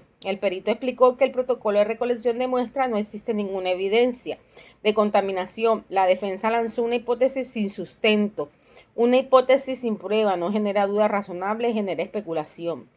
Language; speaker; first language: Spanish; native; Spanish